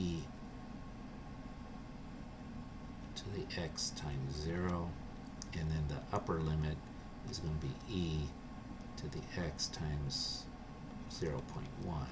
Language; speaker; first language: English; native; English